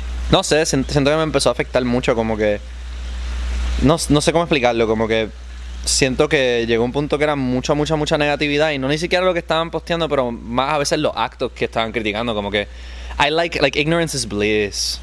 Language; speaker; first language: Spanish; native; Spanish